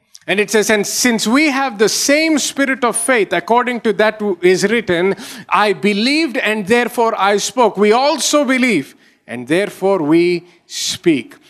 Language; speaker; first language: English; non-native, local second language; Telugu